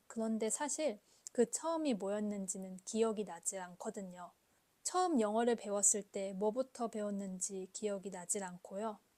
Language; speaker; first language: Korean; native; Korean